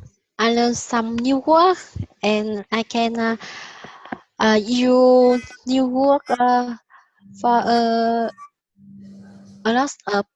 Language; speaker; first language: English; non-native, learner; Vietnamese